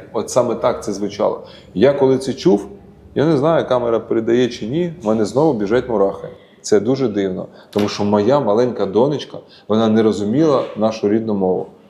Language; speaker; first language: Ukrainian; non-native, local second language; Russian